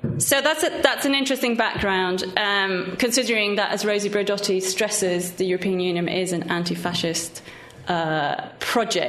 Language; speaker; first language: English; non-native, fluent; Swedish